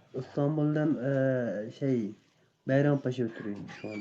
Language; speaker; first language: Turkish; non-native, fluent; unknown